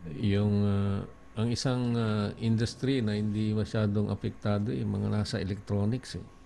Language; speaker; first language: Filipino; native; Filipino